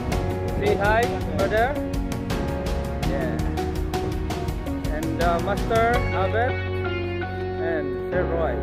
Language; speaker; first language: English; non-native, local second language; Filipino